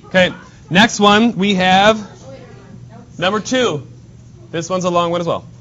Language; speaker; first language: English; native; English